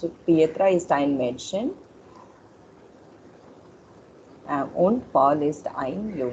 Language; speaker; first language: German; non-native, fluent; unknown